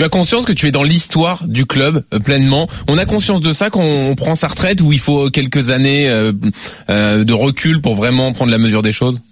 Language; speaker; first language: French; native; French